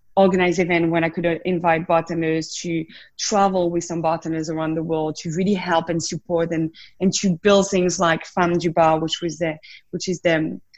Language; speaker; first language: English; non-native, fluent; French